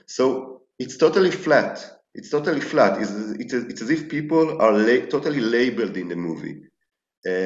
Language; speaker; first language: English; non-native, fluent; Hebrew